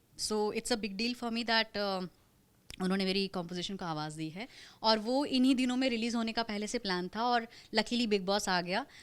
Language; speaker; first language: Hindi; non-native, local second language; Marathi